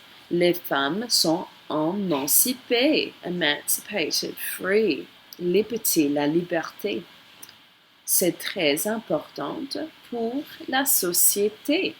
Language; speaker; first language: French; non-native, fluent; English